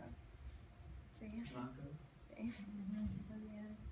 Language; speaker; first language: Spanish; non-native, learner; English